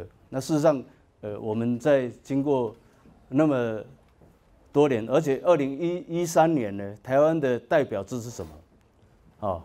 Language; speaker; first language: Chinese; native; Chinese